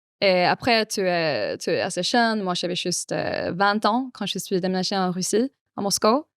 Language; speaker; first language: French; non-native, fluent; Swedish